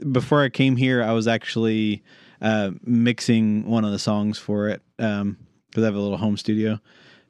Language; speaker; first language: English; native; English